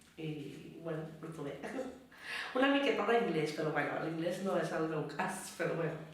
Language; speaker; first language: Catalan; early bilingual, other home language; Bangla